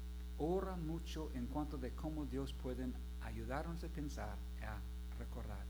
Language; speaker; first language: Spanish; non-native, fluent; English